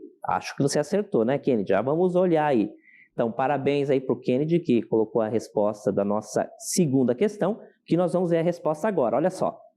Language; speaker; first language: Portuguese; native; Portuguese